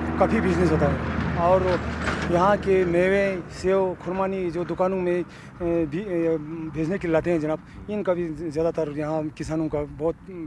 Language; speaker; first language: Urdu; non-native, local second language; Ladakhi